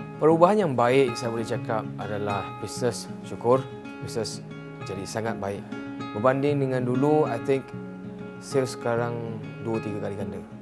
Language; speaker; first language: Malay; non-native, local second language; Chinese